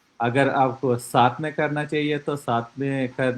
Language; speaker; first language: Hindi; non-native, local second language; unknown